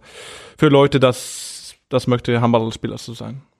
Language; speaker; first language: German; non-native, fluent; Norwegian